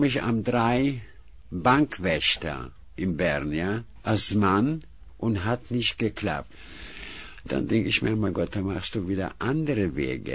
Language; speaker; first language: German; non-native, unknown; Russian